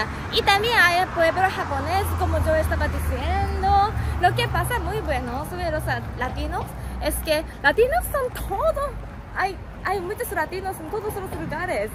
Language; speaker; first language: Spanish; non-native, learner; Japanese